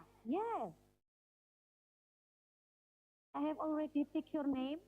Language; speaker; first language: English; non-native, fluent; Indonesian